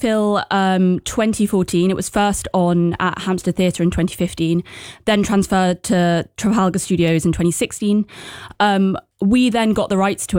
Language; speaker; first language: English; native; English